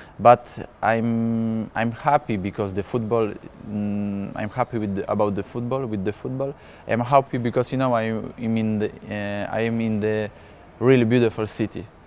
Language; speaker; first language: English; non-native, fluent; Polish